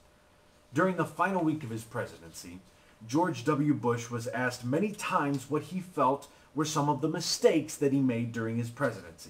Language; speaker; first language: English; native; English